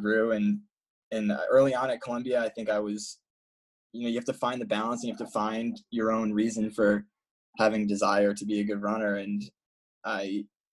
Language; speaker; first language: English; native; English